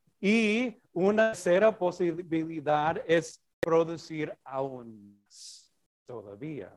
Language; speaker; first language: Spanish; non-native, fluent; English